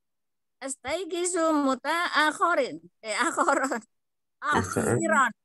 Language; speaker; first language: Arabic; non-native, learner; Indonesian